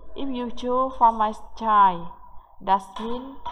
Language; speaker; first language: English; non-native, learner; Vietnamese